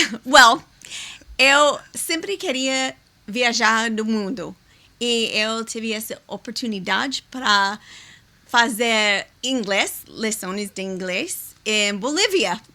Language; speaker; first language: Portuguese; non-native, learner; English